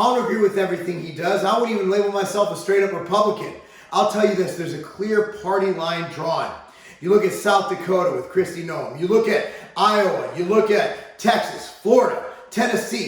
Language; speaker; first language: English; native; English